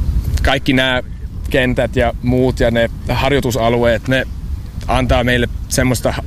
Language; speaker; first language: Finnish; non-native, fluent; English